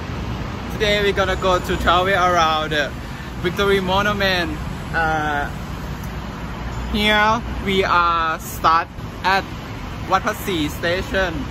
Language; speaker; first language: English; non-native, learner; Thai